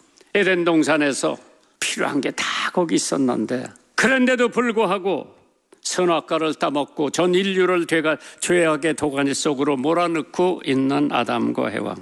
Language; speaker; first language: Korean; native; Korean